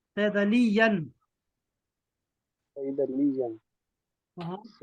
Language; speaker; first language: Arabic; non-native, fluent; Urdu